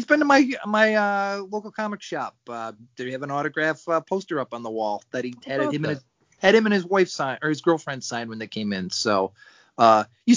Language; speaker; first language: English; native; English